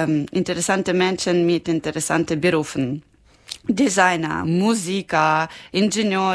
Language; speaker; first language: German; non-native, learner; Ukrainian